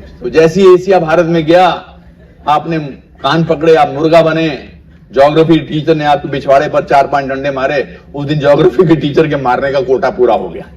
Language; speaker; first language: Hindi; native; Hindi